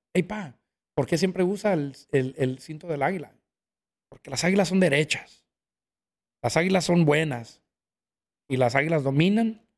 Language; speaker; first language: Spanish; early bilingual, heritage; Spanish